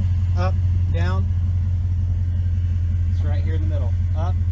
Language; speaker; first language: English; native; English